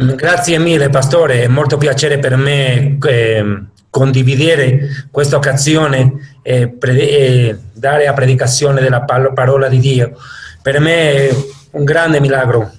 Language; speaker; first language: Italian; non-native, learner; Spanish